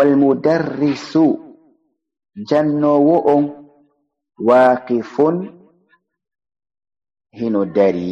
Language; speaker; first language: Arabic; non-native, fluent; Fula